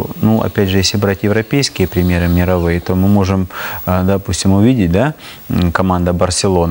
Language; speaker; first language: Russian; native; Russian